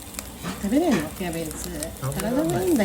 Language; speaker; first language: Japanese; non-native, fluent; Filipino